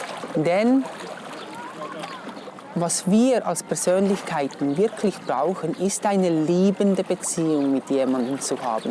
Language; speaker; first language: German; non-native, fluent; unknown